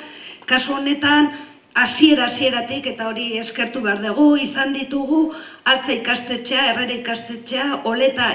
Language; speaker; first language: Basque; native; Basque